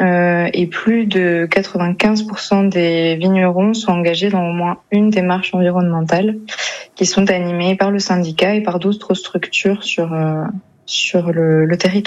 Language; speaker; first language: French; native; French